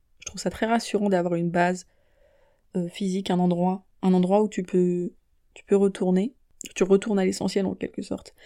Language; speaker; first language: French; native; French